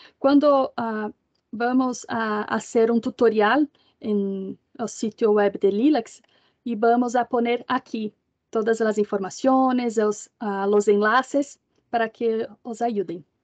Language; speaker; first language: Spanish; non-native, learner; Portuguese